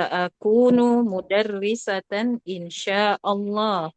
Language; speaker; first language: Arabic; non-native, learner; Indonesian